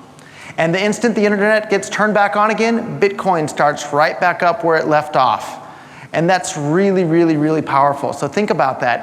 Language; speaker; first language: English; native; English